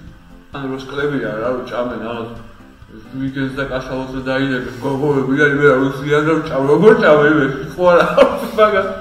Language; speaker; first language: Georgian; native; Georgian